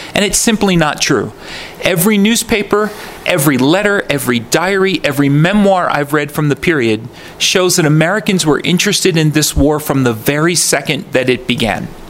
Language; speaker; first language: English; native; English